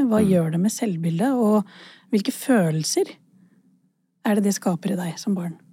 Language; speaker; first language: Norwegian; early bilingual, other home language; Urdu